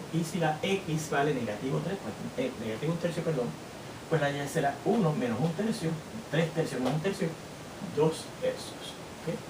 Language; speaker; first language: Spanish; native; Spanish